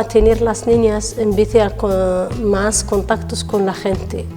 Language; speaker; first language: Spanish; non-native, learner; Arabic